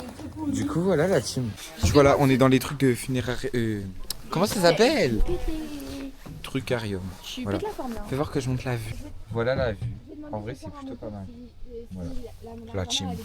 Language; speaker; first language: French; native; French